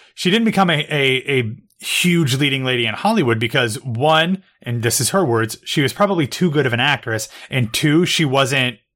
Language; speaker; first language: English; native; English